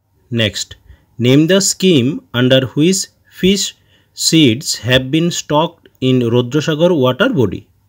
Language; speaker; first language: English; non-native, local second language; Bangla